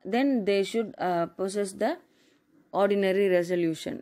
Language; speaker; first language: English; non-native, local second language; Tamil